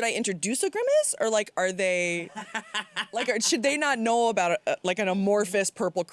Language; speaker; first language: English; native; English